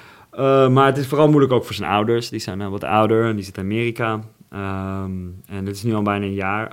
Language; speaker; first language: Dutch; non-native, fluent; Russian